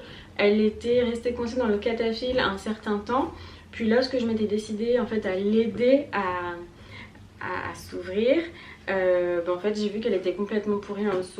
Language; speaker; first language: French; native; French